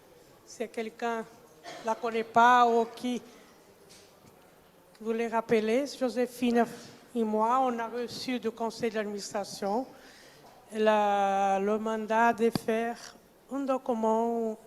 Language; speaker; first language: French; non-native, fluent; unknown